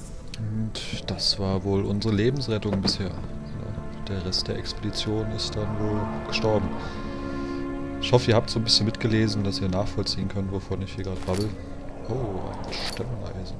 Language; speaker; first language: German; native; German